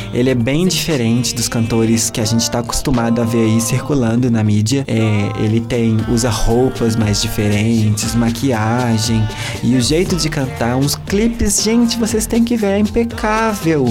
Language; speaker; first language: Portuguese; native; Portuguese